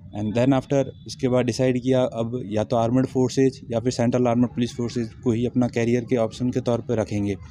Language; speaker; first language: Hindi; native; Hindi